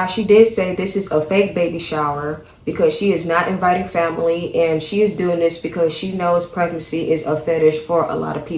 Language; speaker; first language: English; native; English